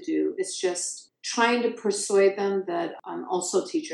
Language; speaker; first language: English; early bilingual, other home language; Persian